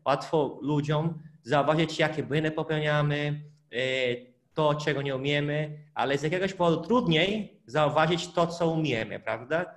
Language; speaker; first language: Polish; non-native, fluent; Portuguese